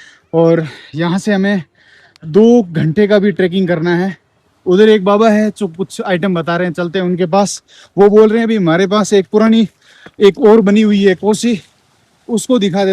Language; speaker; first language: Hindi; native; Hindi